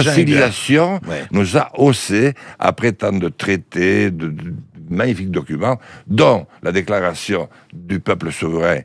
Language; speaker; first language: French; native; French